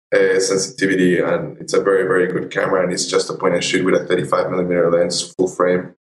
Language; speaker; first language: English; non-native, fluent; Spanish